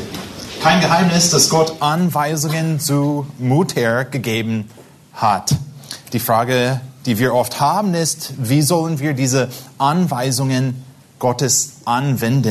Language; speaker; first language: German; non-native, fluent; English